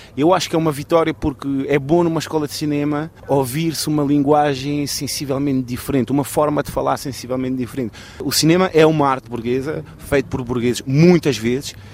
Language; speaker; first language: Portuguese; early bilingual, heritage; Portuguese